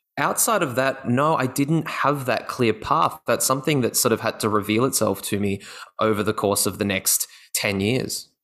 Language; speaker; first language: English; native; English